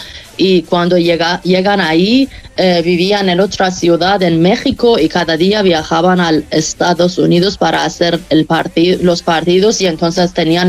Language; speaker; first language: Spanish; non-native, fluent; Persian